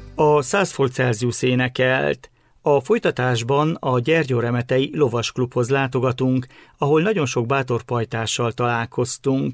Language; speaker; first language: Hungarian; native; Hungarian